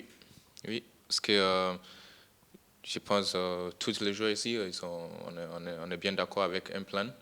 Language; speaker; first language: French; non-native, fluent; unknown